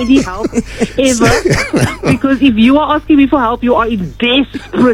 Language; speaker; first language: English; native; English